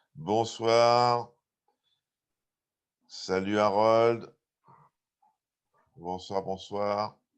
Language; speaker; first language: French; native; French